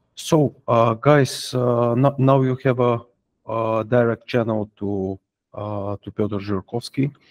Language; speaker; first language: English; non-native, fluent; Bulgarian